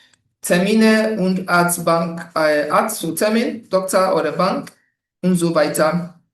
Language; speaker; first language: German; non-native, fluent; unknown